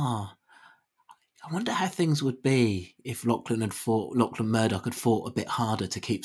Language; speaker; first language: English; native; English